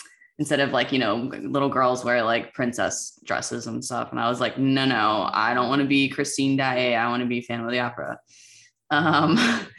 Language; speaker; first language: English; native; English